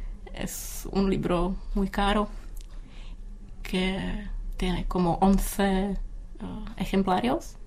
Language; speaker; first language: Spanish; non-native, learner; Czech